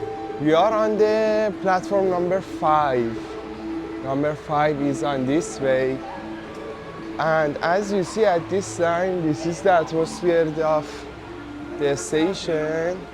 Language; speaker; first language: English; non-native, fluent; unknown